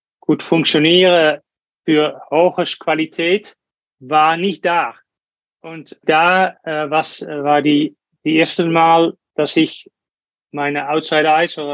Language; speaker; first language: German; non-native, learner; Dutch